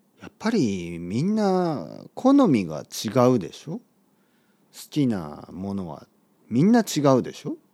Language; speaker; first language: Japanese; native; Japanese